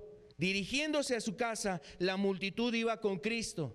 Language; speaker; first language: Spanish; native; Spanish